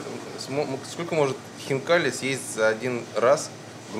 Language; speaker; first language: Russian; native; Russian